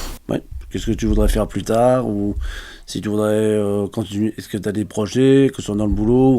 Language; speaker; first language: French; native; French